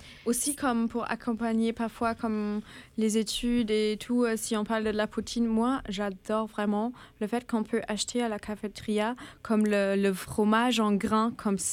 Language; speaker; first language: French; non-native, fluent; German